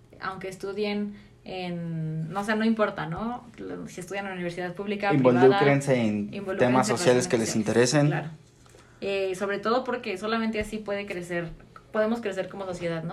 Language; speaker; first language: Spanish; native; Spanish